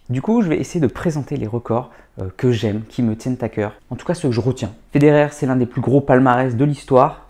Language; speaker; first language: French; native; French